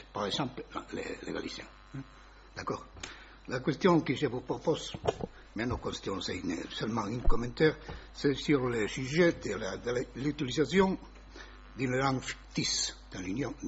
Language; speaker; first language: French; non-native, learner; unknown